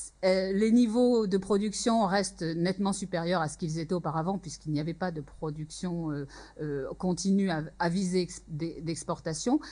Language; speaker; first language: French; native; French